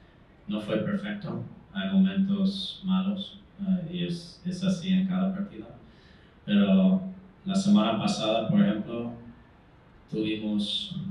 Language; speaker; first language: Spanish; non-native, fluent; English